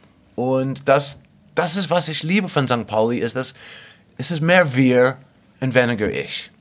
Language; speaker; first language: German; non-native, fluent; English